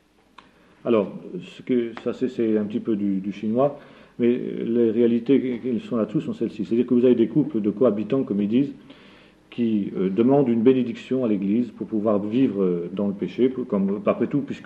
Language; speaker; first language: French; native; French